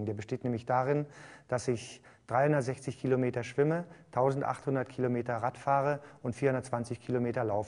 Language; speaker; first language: German; native; German